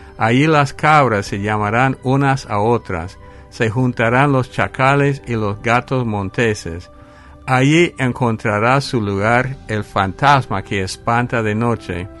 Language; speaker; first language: Spanish; non-native, fluent; English